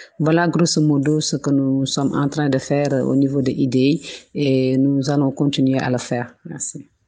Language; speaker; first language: French; non-native, local second language; Wolof